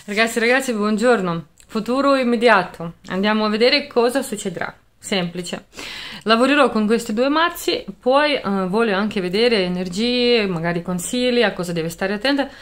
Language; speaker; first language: Italian; non-native, fluent; Russian